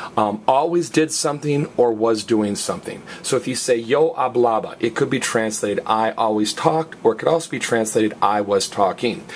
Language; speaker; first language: English; native; English